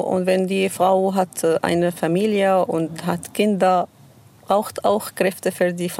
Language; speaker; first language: German; non-native, learner; Arabic